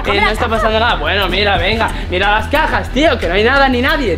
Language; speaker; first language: Spanish; native; Spanish